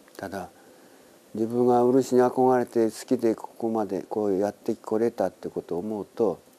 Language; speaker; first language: Japanese; native; Japanese